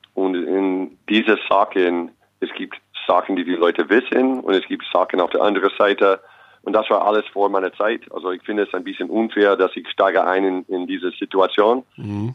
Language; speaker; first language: German; non-native, fluent; English